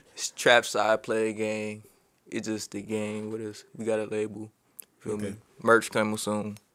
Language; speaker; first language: English; native; English